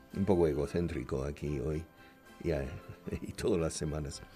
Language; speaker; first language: Spanish; non-native, fluent; English